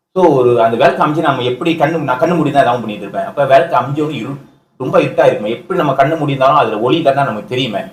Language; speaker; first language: Tamil; early bilingual, heritage; Tamil